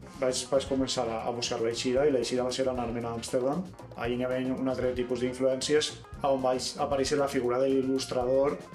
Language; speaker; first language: Catalan; native; Catalan